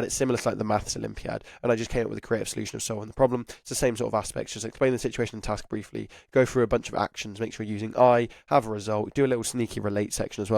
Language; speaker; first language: English; native; English